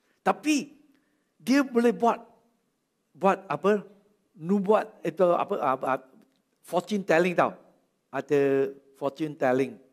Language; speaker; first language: Malay; non-native, local second language; Chinese